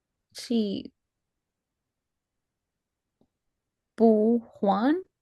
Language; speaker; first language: Chinese; non-native, learner; Spanish